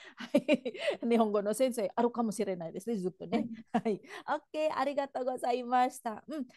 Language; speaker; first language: Japanese; non-native, fluent; Indonesian